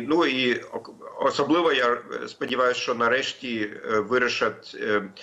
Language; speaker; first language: Ukrainian; non-native, fluent; German